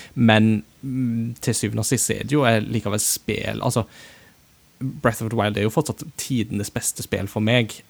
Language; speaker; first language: Norwegian; early bilingual, other home language; Japanese